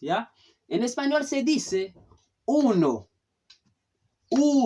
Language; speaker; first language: Spanish; non-native, fluent; Haitian Creole